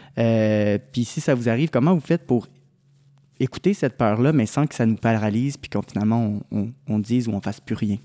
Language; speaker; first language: French; native; French